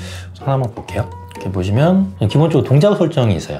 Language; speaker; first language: Korean; native; Korean